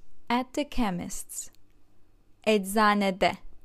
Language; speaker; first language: English; non-native, fluent; Turkish